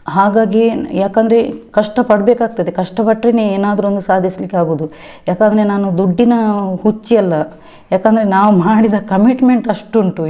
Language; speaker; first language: Kannada; non-native, local second language; Tulu